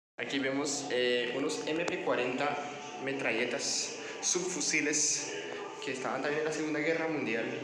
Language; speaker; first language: Spanish; non-native, fluent; French